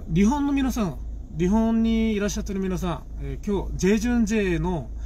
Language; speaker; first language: Japanese; non-native, fluent; Korean